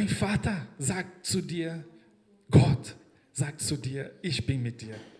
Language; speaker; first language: German; non-native, fluent; Portuguese